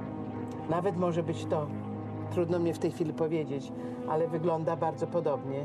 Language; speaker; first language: Polish; native; Polish